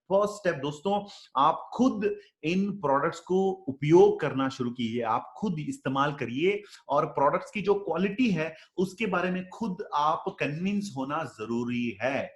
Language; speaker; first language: Hindi; non-native, local second language; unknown